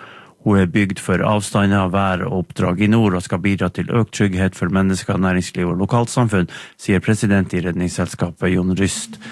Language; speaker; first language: Norwegian; native; Norwegian